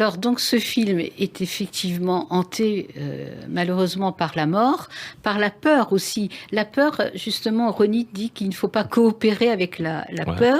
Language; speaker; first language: French; native; French